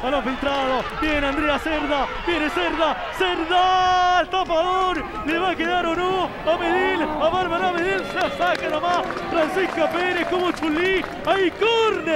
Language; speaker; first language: Spanish; native; Spanish